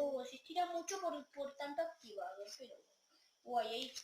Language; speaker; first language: Spanish; native; Spanish